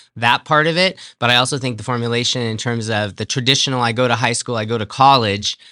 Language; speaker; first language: English; native; English